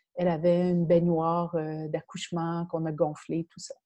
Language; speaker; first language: French; native; French